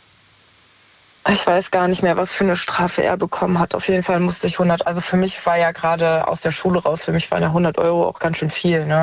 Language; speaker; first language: German; native; German